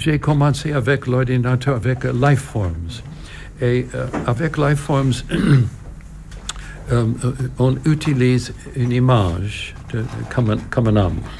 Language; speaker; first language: French; non-native, learner; English